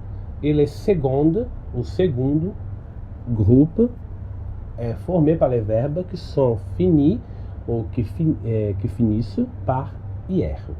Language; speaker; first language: French; non-native, learner; Portuguese